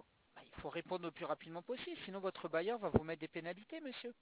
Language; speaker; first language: French; native; French